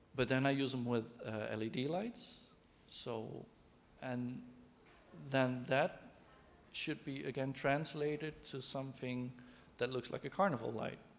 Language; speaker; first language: English; non-native, fluent; Dutch